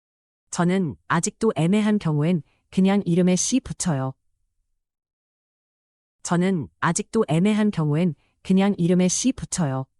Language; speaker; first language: Korean; non-native, fluent; Chinese